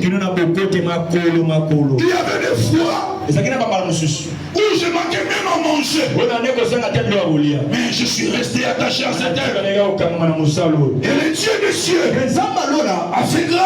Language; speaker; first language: French; non-native, local second language; Lingala